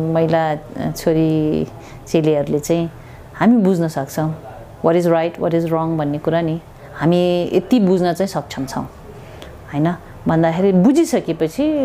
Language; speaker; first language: Nepali; non-native, local second language; Tibetan